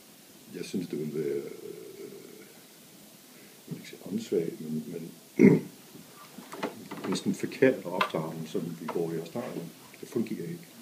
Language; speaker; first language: Danish; non-native, fluent; English